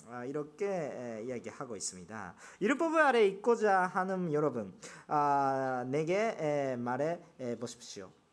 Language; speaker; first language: Korean; non-native, fluent; Japanese